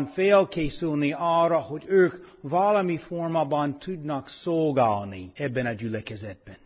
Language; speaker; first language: Hungarian; non-native, fluent; English